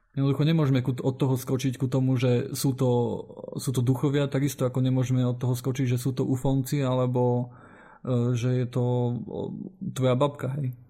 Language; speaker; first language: Slovak; non-native, local second language; Hungarian